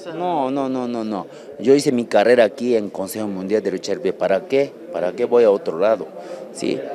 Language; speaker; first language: Spanish; non-native, learner; Japanese